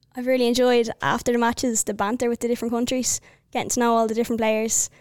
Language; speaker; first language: English; native; English